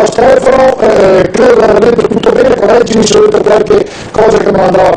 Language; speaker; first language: Italian; native; Italian